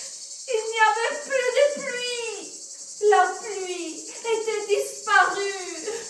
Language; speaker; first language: French; non-native, fluent; Italian